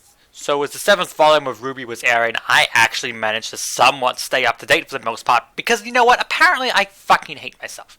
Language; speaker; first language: English; native; English